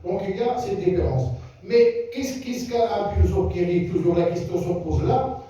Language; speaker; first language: French; non-native, local second language; Arabic